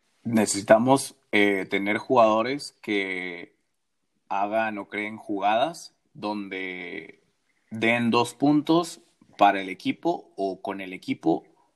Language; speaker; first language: Spanish; native; Spanish